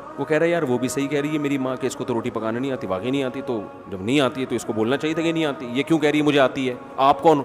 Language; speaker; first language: Urdu; native; Urdu